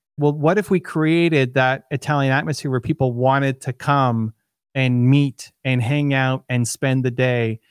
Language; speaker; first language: English; native; English